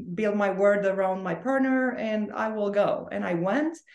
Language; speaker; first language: English; non-native, fluent; Romanian